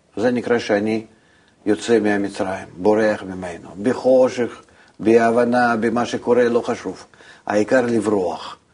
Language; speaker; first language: Hebrew; non-native, fluent; Russian